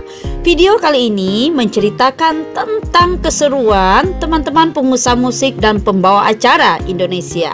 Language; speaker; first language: Indonesian; native; Indonesian